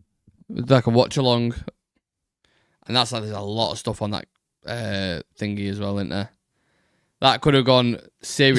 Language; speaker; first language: English; native; English